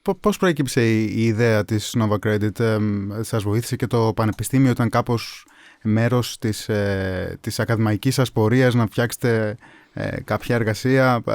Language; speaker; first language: Greek; native; Greek